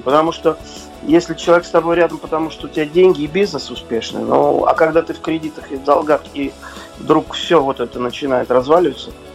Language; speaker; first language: Russian; native; Russian